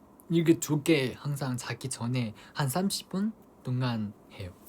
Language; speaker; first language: Korean; non-native, fluent; Chinese